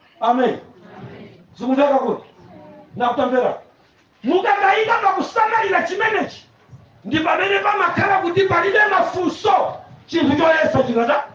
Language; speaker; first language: Nyanja; native; Nyanja